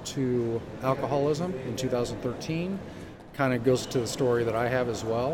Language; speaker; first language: English; native; English